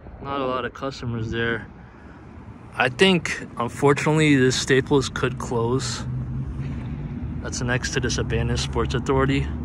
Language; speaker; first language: English; native; English